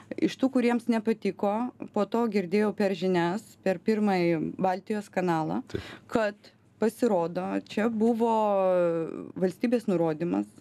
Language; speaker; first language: Lithuanian; non-native, local second language; Russian